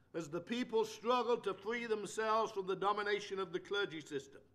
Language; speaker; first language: English; native; English